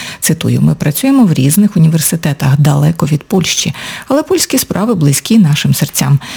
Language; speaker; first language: Ukrainian; native; Ukrainian